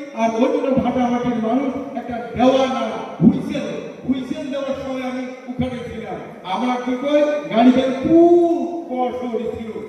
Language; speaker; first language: Bangla; non-native, local second language; Rangpuri